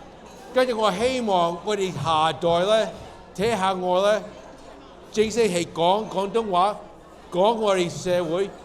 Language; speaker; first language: Cantonese; early bilingual, heritage; Cantonese